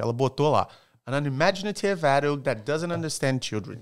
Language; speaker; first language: English; non-native, fluent; Portuguese